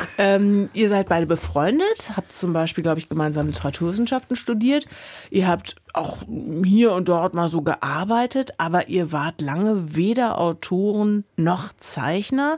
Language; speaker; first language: German; native; German